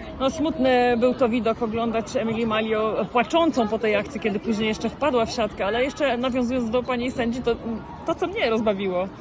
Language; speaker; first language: Polish; native; Polish